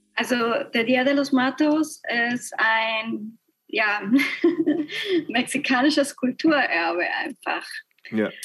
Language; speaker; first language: German; early bilingual, other home language; Spanish